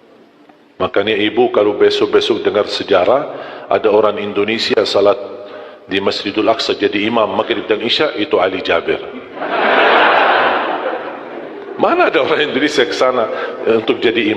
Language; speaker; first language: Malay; non-native, fluent; Arabic